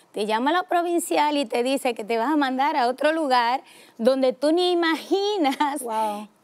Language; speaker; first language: Spanish; native; Spanish